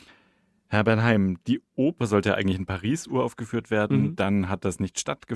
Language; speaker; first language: German; native; German